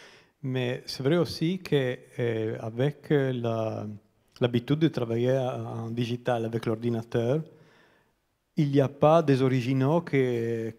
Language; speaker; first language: French; non-native, learner; Italian